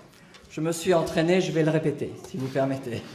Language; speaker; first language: French; native; French